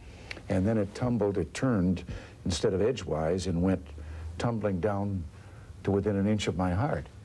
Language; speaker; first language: English; native; English